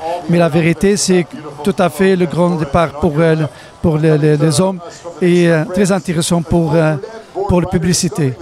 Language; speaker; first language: French; non-native, fluent; Riffian